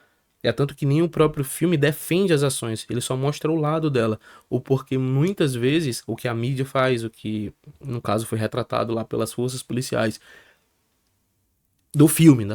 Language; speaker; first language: Portuguese; native; Portuguese